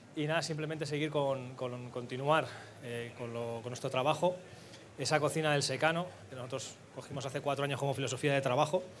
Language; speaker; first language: Spanish; native; Spanish